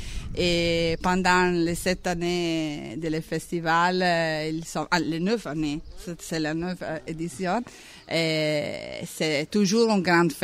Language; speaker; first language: French; non-native, learner; Italian